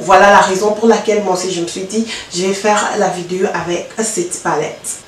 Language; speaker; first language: French; non-native, local second language; Lingala